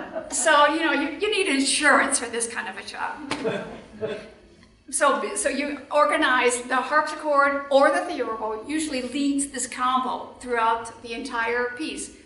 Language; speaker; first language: English; native; English